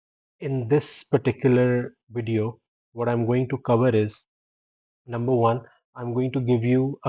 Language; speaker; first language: English; non-native, local second language; Urdu